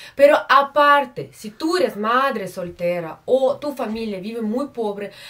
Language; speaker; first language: Spanish; non-native, fluent; Russian